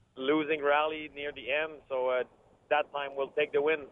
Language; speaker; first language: English; native; English